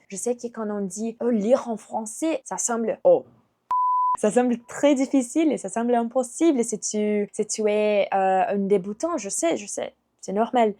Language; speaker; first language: French; non-native, fluent; Portuguese